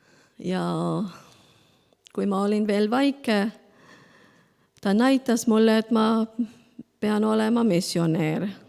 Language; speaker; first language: Estonian; non-native, learner; Spanish